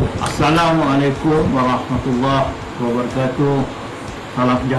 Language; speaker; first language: Malay; native; Malay